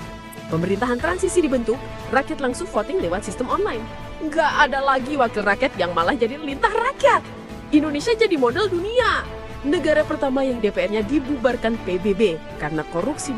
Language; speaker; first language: Indonesian; native; Indonesian